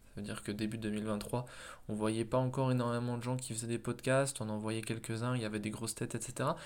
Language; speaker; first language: French; native; French